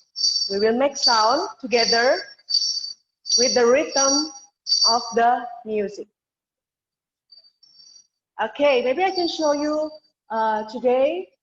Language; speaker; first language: English; non-native, learner; Indonesian